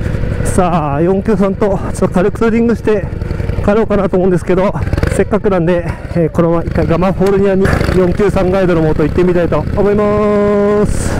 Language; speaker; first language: Japanese; native; Japanese